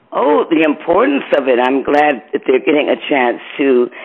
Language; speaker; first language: English; native; English